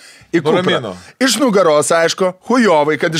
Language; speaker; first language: Lithuanian; native; Lithuanian